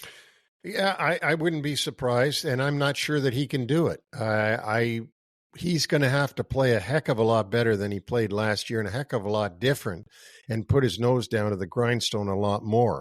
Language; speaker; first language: English; native; English